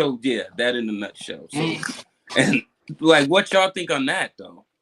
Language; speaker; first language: English; native; English